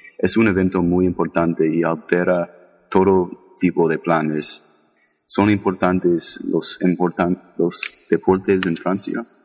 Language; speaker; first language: Spanish; non-native, learner; English